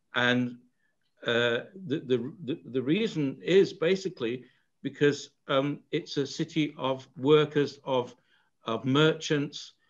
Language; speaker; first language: English; native; English